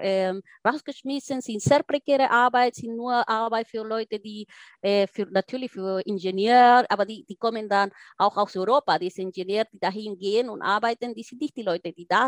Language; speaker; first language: German; non-native, fluent; Spanish